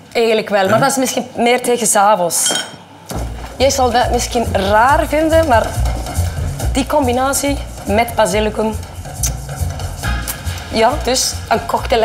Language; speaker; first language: Dutch; non-native, fluent; Icelandic